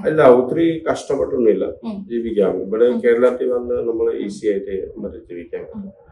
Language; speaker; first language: Malayalam; non-native, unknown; Assamese